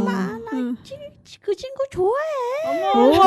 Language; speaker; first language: Korean; non-native, learner; Vietnamese